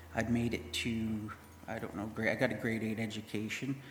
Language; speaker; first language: English; native; English